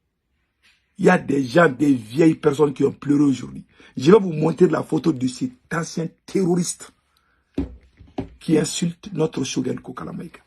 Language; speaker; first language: French; non-native, local second language; Bambara